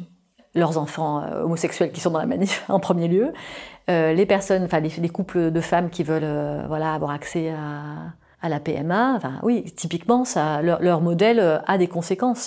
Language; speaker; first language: French; native; French